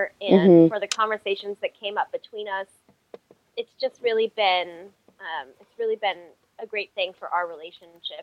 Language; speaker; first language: English; native; English